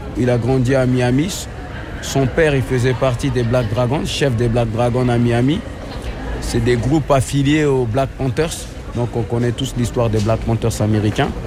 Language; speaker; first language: French; native; French